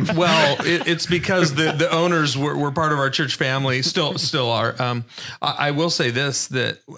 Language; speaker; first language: English; native; English